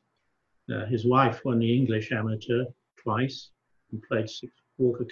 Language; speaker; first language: English; native; English